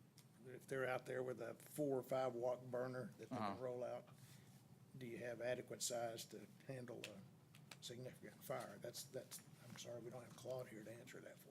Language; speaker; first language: English; native; English